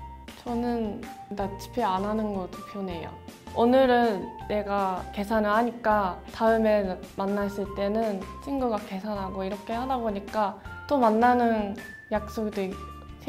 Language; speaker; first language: Korean; non-native, fluent; Japanese